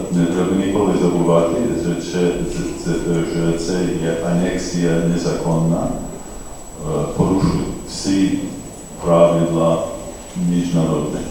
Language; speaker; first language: Ukrainian; non-native, fluent; English